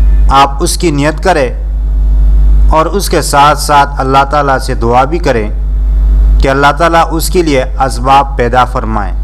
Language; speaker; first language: Urdu; native; Urdu